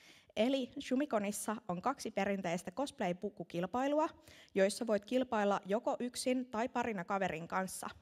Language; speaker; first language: Finnish; native; Finnish